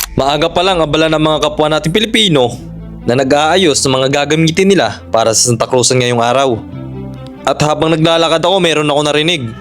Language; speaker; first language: Filipino; native; Filipino